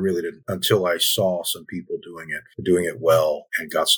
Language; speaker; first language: English; native; English